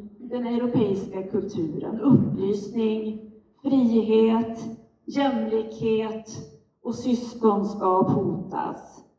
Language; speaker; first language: Swedish; native; Swedish